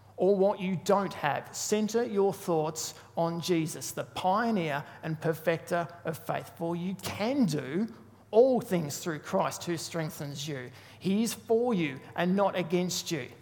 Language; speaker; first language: English; native; English